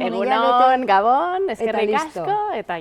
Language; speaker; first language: Basque; non-native, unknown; Catalan